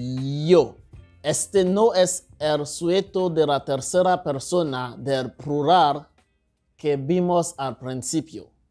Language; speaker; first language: Spanish; non-native, local second language; Haitian Creole